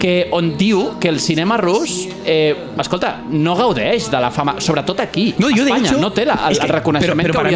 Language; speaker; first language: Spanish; non-native, local second language; Catalan